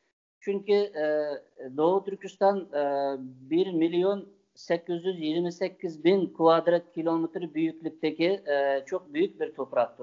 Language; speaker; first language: Turkish; non-native, fluent; Uyghur